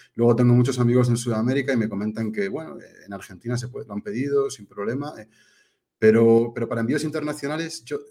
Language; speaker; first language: Spanish; native; Spanish